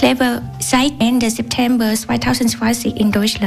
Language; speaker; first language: German; non-native, learner; Vietnamese